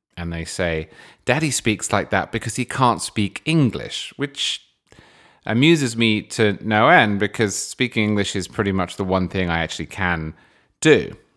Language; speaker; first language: English; native; English